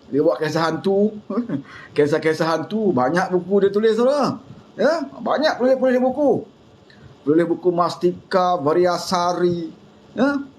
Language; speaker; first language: Malay; native; Malay